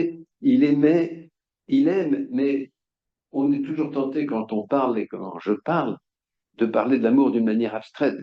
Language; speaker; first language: French; native; French